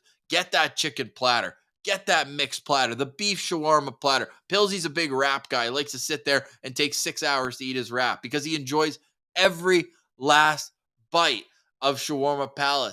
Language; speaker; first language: English; native; English